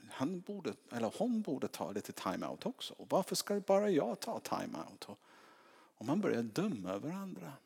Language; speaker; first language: Swedish; non-native, fluent; English